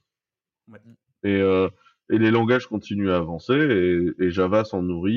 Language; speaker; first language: French; native; French